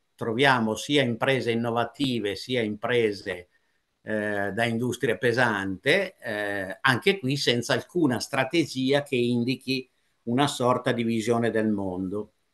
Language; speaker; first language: Italian; native; Italian